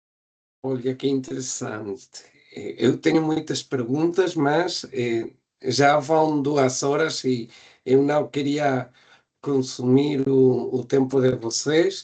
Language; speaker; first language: Portuguese; non-native, fluent; Spanish